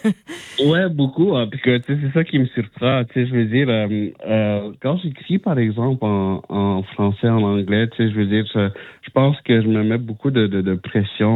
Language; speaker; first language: French; non-native, local second language; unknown